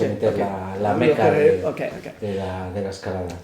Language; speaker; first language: Spanish; native; Spanish